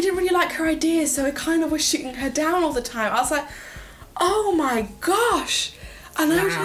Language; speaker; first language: English; native; English